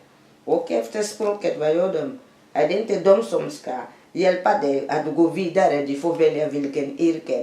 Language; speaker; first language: Swedish; non-native, learner; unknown